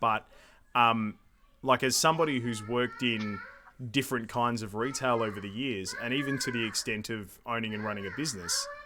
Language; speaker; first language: English; native; English